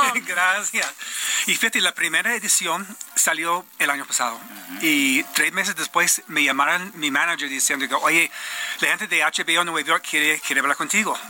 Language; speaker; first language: Spanish; non-native, fluent; English